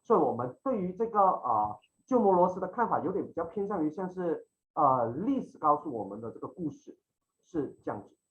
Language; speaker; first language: Chinese; native; Chinese